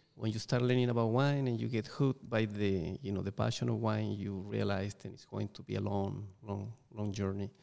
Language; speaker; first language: English; non-native, fluent; Spanish